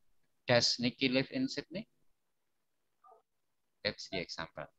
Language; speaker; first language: English; non-native, fluent; Indonesian